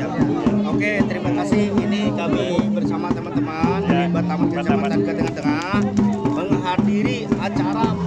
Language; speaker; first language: Indonesian; non-native, local second language; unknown